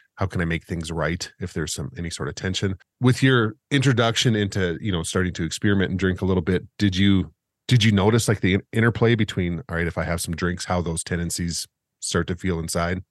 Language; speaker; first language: English; native; English